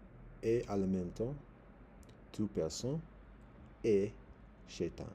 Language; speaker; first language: French; non-native, learner; English